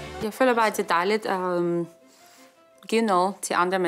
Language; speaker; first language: Danish; early bilingual, heritage; Danish